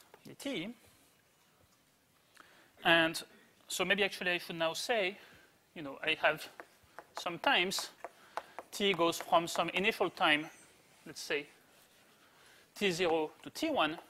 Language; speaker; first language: English; native; English